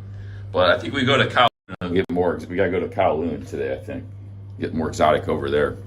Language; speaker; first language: English; native; English